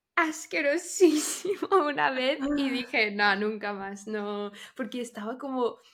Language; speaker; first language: Spanish; non-native, fluent; English